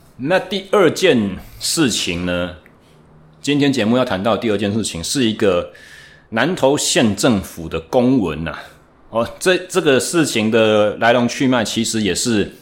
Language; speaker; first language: Chinese; native; Chinese